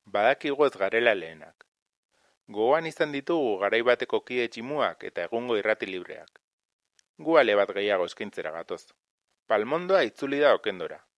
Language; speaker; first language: Basque; native; Basque